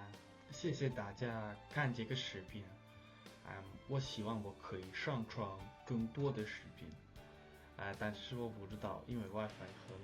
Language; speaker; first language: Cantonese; non-native, learner; English